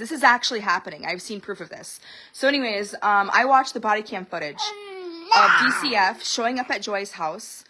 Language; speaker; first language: English; native; English